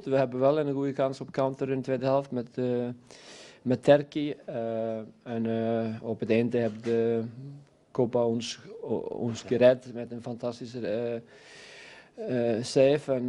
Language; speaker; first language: Dutch; non-native, fluent; Icelandic